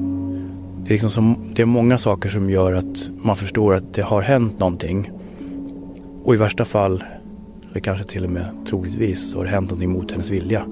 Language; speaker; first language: Swedish; native; Swedish